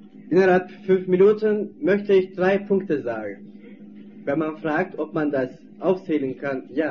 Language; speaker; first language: German; non-native, fluent; Turkish